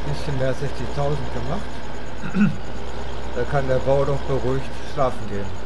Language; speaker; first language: German; native; German